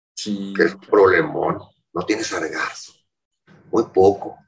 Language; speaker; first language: Spanish; native; Spanish